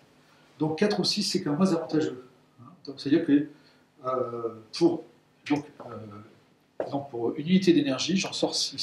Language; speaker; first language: French; native; French